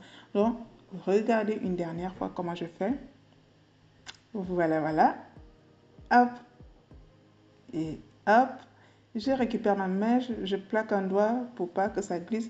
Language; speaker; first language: French; native; French